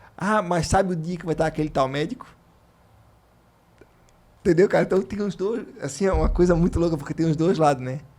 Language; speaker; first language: Portuguese; native; Portuguese